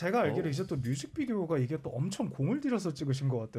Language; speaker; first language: Korean; native; Korean